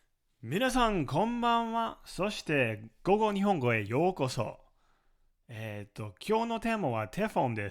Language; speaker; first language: Japanese; non-native, fluent; English